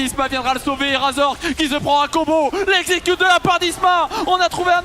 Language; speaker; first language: French; native; French